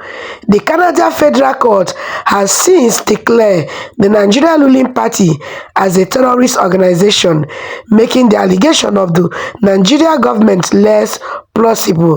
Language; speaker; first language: English; non-native, local second language; Igbo